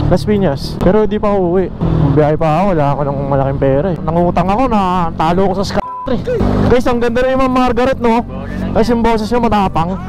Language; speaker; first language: Filipino; native; Filipino